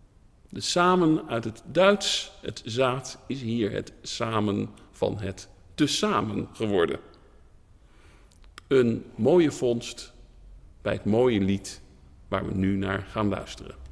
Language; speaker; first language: Dutch; native; Dutch